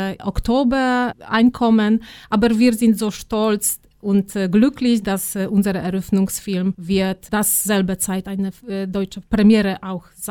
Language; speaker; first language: German; non-native, fluent; Polish